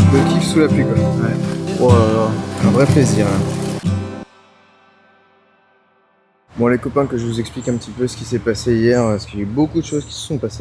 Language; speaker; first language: French; native; French